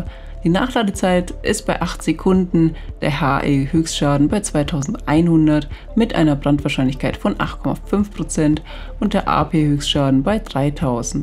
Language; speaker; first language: German; native; German